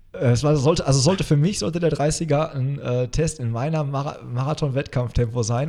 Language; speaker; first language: German; native; German